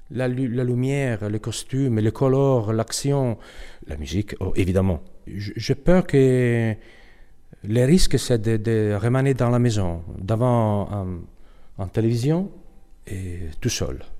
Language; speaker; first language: French; non-native, learner; Italian